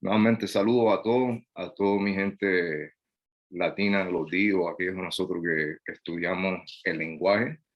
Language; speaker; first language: Spanish; non-native, fluent; English